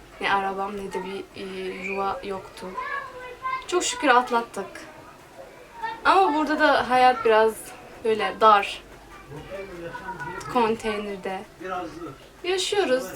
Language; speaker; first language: Turkish; non-native, fluent; Arabic